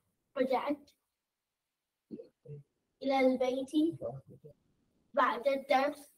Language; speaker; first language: Arabic; non-native, learner; English